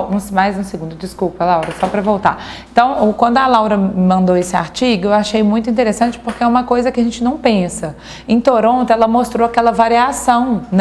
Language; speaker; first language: Portuguese; native; Portuguese